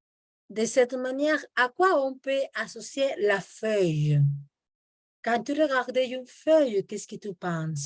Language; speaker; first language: French; non-native, fluent; Spanish